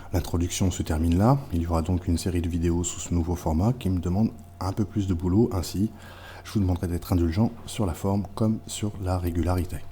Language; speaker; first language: French; native; French